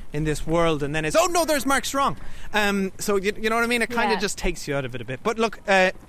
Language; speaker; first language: English; native; English